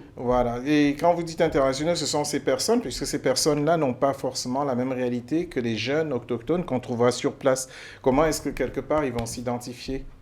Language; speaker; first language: French; native; French